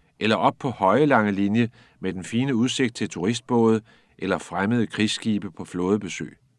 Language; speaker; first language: Danish; native; Danish